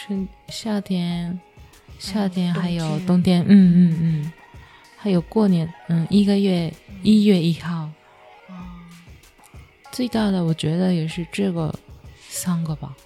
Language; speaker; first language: Chinese; non-native, learner; Japanese